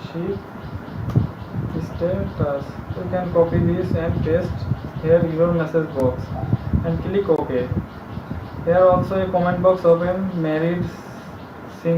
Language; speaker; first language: English; non-native, local second language; Bangla